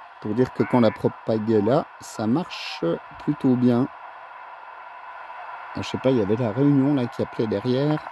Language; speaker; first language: French; native; French